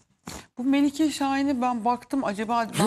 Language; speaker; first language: Turkish; native; Turkish